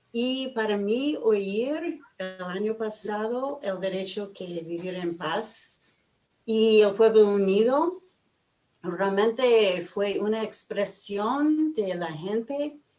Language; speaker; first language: Spanish; non-native, fluent; English